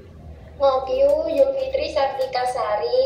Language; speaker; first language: Chinese; non-native, learner; Indonesian